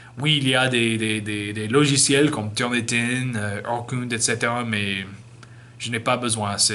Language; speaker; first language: French; non-native, fluent; English